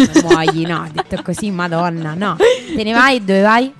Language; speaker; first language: Italian; native; Italian